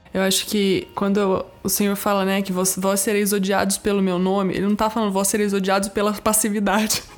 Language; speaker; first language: Portuguese; native; Portuguese